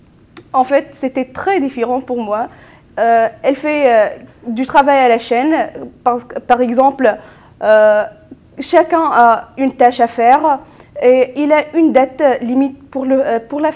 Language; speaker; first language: French; non-native, local second language; Arabic